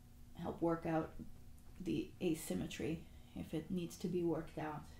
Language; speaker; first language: English; native; English